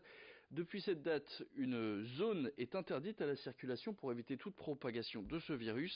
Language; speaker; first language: French; native; French